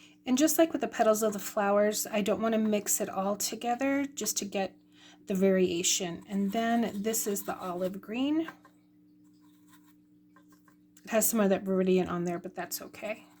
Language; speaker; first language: English; native; English